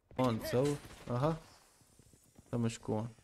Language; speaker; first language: Arabic; native; Arabic